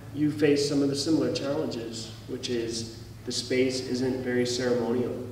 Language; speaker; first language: English; native; English